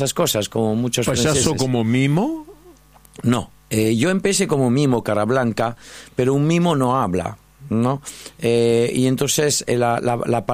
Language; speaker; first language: Spanish; non-native, fluent; French